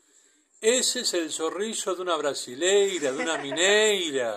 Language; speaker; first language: Portuguese; non-native, learner; Spanish